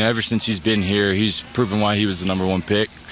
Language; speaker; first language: English; native; English